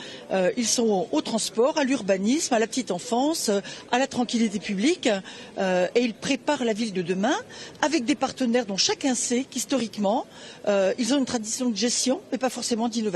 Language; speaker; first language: French; native; French